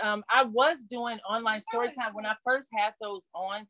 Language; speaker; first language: English; native; English